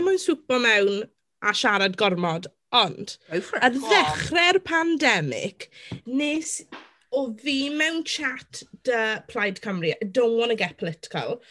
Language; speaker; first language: Welsh; non-native, local second language; English